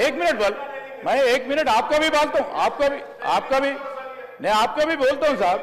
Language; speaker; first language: Hindi; non-native, local second language; Telugu